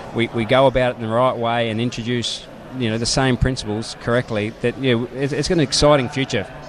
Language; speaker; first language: English; native; English